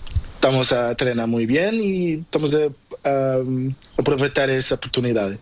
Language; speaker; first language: Spanish; non-native, learner; Portuguese